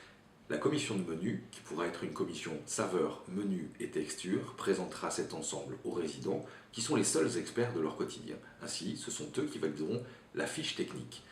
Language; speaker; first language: French; native; French